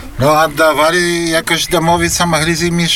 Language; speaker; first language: Polish; non-native, learner; Belarusian